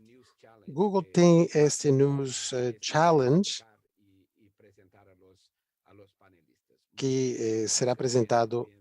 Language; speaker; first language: Portuguese; non-native, fluent; Spanish